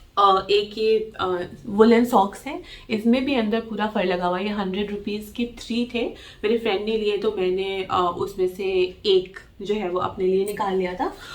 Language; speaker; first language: Hindi; native; Hindi